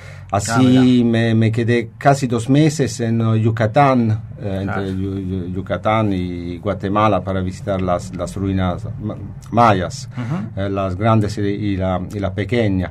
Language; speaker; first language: Spanish; non-native, fluent; Italian